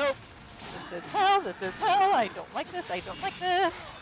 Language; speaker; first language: English; native; English